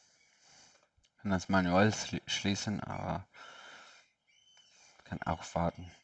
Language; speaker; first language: German; non-native, learner; English